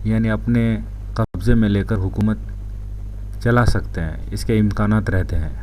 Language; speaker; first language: Urdu; non-native, local second language; Kannada